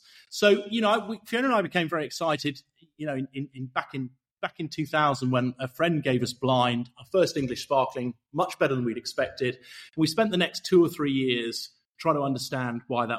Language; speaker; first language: English; native; English